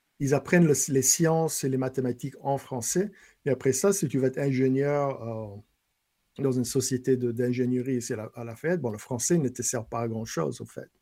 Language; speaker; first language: French; non-native, local second language; English